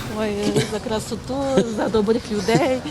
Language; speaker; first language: Ukrainian; non-native, local second language; Russian